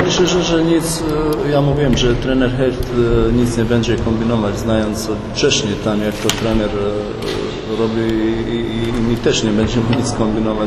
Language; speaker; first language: Polish; non-native, fluent; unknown